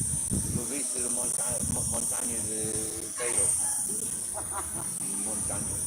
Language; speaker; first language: Spanish; non-native, learner; English